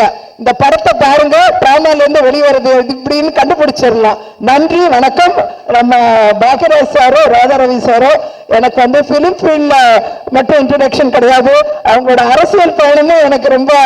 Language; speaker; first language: Tamil; native; Tamil